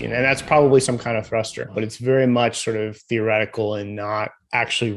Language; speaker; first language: English; native; English